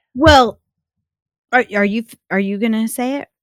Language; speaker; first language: English; native; English